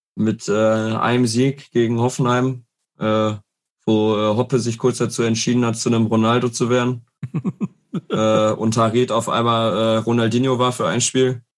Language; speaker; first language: German; native; German